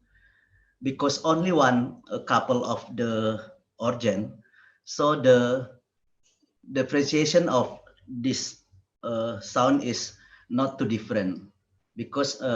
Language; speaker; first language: English; non-native, learner; Indonesian